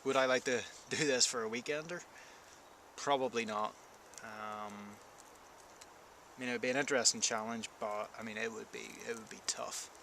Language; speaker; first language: English; native; English